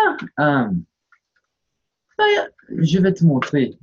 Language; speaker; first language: French; non-native, fluent; Portuguese